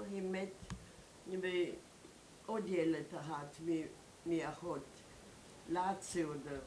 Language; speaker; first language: Hebrew; non-native, learner; German